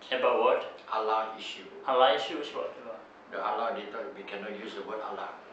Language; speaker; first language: English; non-native, learner; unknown